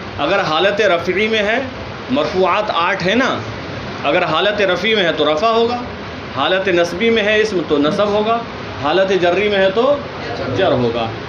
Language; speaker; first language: Urdu; native; Urdu